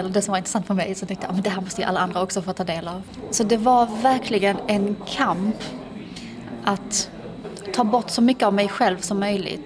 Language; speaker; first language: Swedish; early bilingual, other home language; Persian